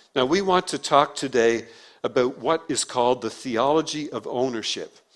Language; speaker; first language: English; native; English